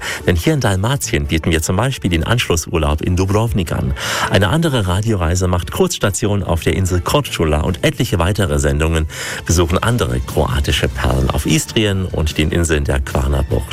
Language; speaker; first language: German; native; German